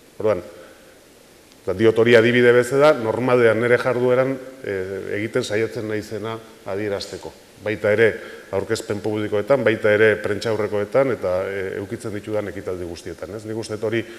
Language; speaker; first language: Basque; native; Basque